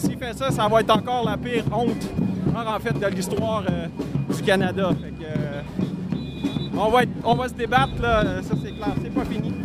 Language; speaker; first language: French; native; French